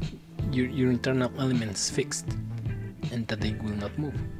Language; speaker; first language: English; non-native, fluent; Spanish